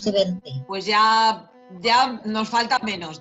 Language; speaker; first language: Spanish; native; Spanish